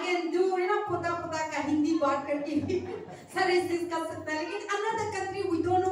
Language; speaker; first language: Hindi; non-native, local second language; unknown